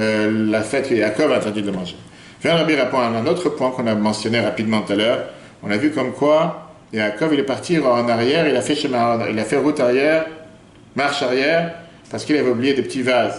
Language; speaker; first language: French; native; French